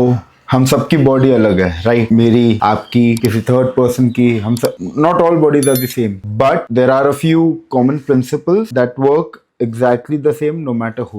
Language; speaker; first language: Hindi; non-native, local second language; Bangla